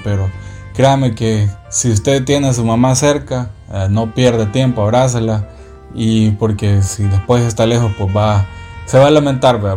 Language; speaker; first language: Spanish; native; Spanish